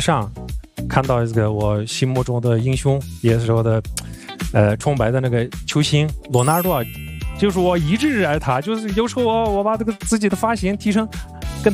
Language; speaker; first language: Chinese; native; Chinese